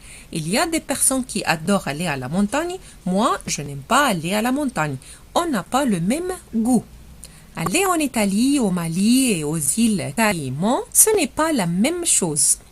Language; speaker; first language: French; non-native, fluent; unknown